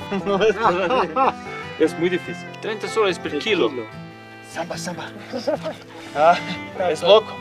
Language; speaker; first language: Spanish; non-native, learner; Serbian